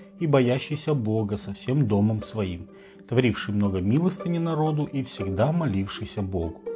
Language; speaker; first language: Russian; native; Russian